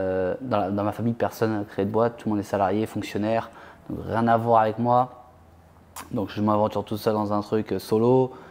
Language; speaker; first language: French; native; French